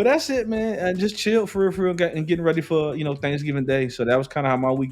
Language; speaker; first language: English; native; English